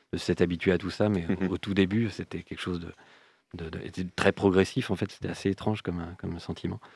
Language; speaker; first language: French; native; French